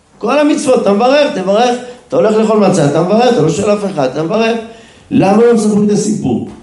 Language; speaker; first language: Hebrew; native; Hebrew